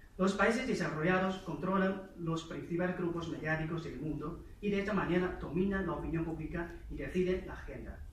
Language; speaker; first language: Spanish; non-native, fluent; Chinese